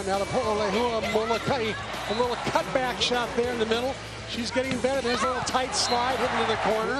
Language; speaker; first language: English; native; English